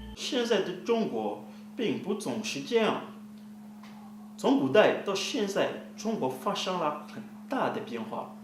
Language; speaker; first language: Chinese; non-native, learner; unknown